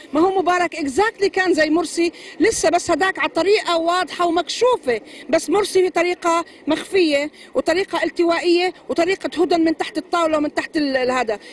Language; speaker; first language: Arabic; native; Arabic